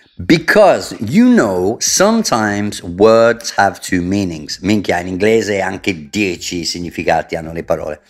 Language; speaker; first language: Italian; non-native, fluent; English